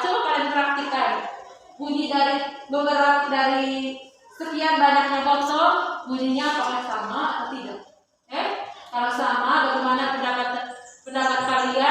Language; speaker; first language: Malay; non-native, local second language; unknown